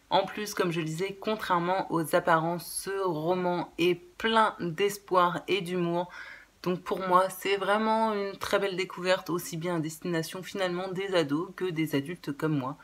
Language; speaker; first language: French; native; French